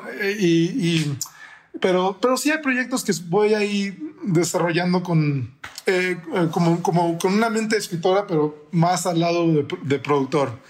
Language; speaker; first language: Spanish; early bilingual, heritage; Spanish